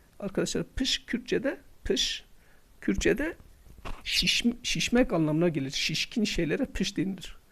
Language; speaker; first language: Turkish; non-native, local second language; Kurdish